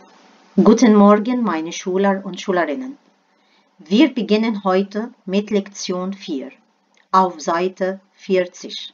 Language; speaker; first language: German; non-native, fluent; Arabic